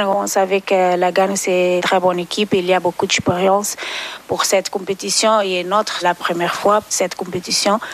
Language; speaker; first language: French; non-native, learner; Portuguese